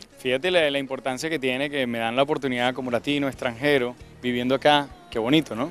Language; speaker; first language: Spanish; native; Spanish